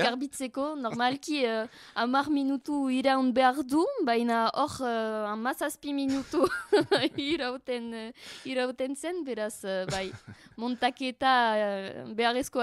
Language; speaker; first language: Basque; non-native, learner; French